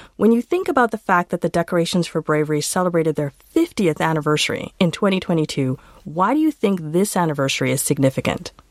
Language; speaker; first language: English; native; English